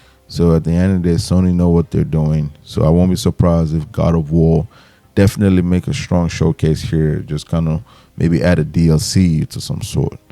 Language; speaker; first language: English; native; English